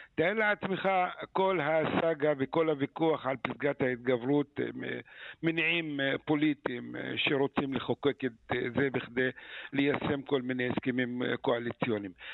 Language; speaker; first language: Hebrew; non-native, local second language; Arabic